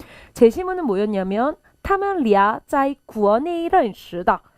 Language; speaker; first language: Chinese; non-native, fluent; Korean